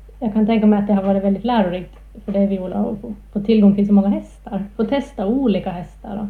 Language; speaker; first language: Swedish; native; Swedish